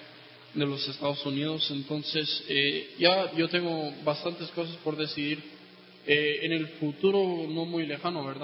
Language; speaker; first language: Spanish; non-native, local second language; English